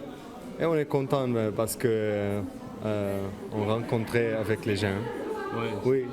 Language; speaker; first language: French; non-native, learner; Arabic